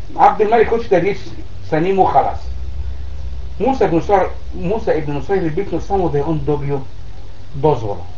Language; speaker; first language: Bosnian; non-native, learner; Arabic